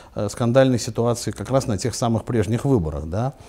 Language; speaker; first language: Russian; native; Russian